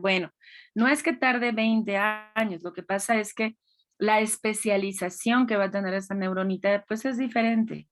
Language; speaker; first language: Spanish; native; Spanish